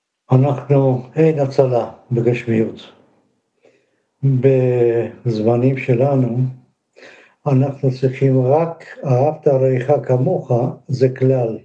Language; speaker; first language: Hebrew; non-native, learner; Russian